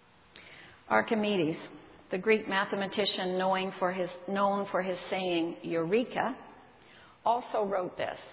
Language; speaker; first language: English; native; English